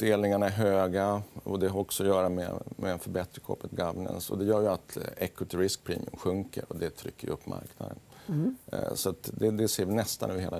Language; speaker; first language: Swedish; native; Swedish